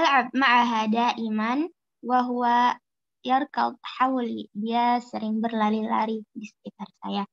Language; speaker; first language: Arabic; non-native, learner; Indonesian